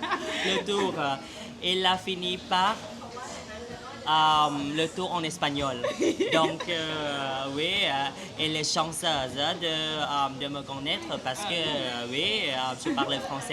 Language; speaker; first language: French; non-native, fluent; Thai